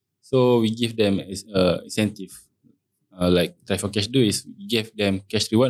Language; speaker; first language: English; non-native, local second language; Malay